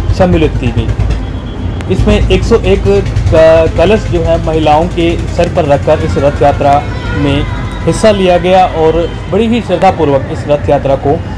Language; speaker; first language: Hindi; non-native, local second language; Punjabi